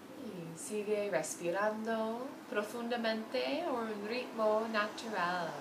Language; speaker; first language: Spanish; non-native, fluent; English